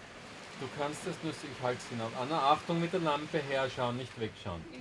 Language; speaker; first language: German; native; German